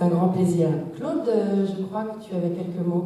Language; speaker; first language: French; native; French